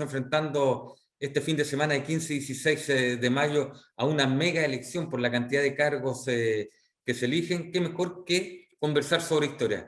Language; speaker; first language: Spanish; native; Spanish